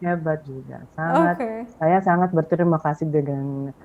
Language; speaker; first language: Indonesian; non-native, fluent; Filipino